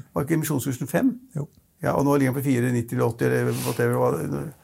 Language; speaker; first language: Norwegian; native; Norwegian